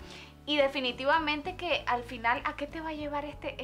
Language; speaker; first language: Spanish; native; Spanish